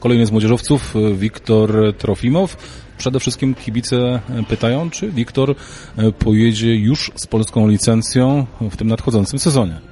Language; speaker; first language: Polish; native; Polish